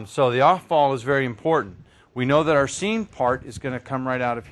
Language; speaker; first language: English; native; English